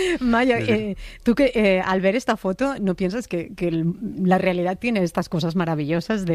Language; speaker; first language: Spanish; native; Spanish